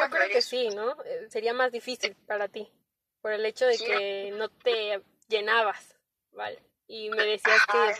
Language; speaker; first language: Spanish; native; Spanish